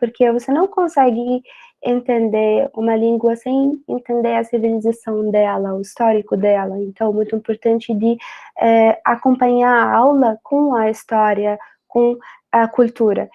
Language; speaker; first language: Portuguese; non-native, fluent; Arabic